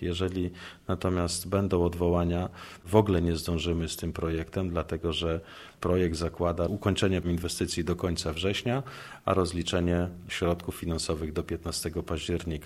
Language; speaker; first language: Polish; native; Polish